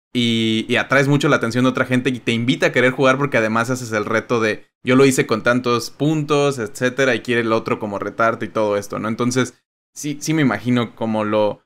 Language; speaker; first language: Spanish; native; Spanish